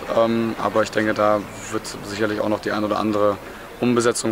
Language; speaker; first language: German; native; German